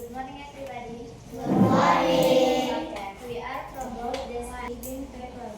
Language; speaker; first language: English; non-native, learner; Indonesian